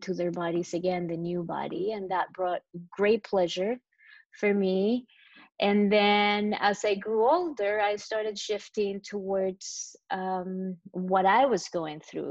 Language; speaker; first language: English; non-native, fluent; Spanish